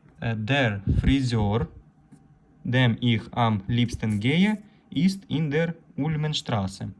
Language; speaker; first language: German; non-native, learner; Ukrainian